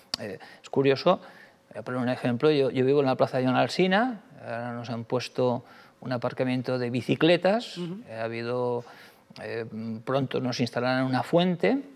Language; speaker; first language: Spanish; native; Spanish